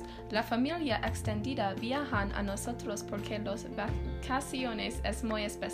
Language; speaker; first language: Spanish; non-native, learner; English